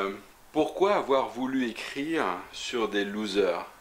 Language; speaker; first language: French; native; French